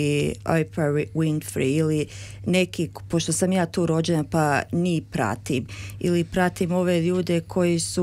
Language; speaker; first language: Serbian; early bilingual, heritage; Serbian